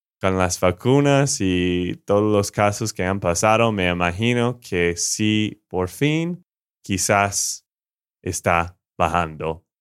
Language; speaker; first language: Spanish; non-native, fluent; English